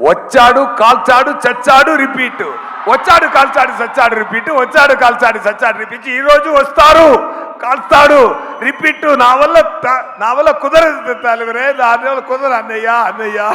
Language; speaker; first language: Telugu; non-native, learner; Tamil